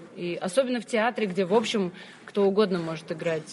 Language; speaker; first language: Russian; early bilingual, other home language; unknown